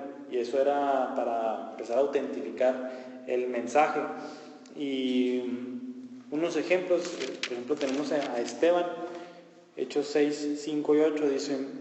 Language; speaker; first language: Spanish; native; Spanish